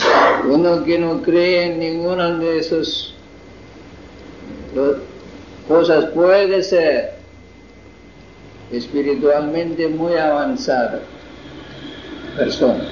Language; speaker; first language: Spanish; non-native, fluent; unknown